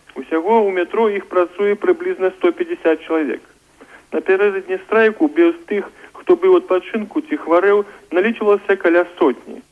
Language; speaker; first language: Belarusian; native; Belarusian